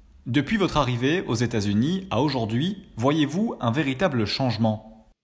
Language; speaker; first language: French; native; French